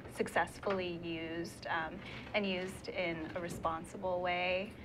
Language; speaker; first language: English; native; English